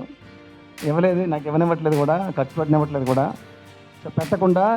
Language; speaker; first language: Telugu; native; Telugu